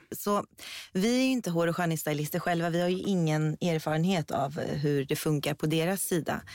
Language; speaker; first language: Swedish; early bilingual, other home language; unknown